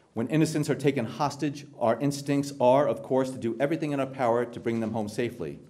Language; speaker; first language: English; native; English